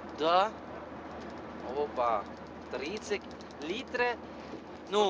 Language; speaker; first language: Russian; non-native, learner; Italian